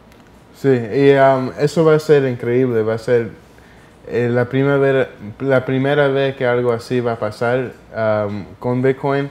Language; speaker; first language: Spanish; early bilingual, heritage; Spanish